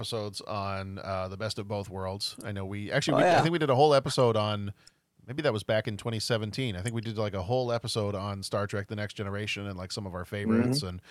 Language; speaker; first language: English; native; English